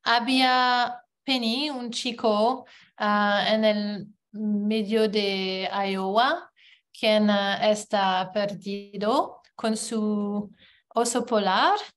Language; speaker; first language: Spanish; non-native, learner; English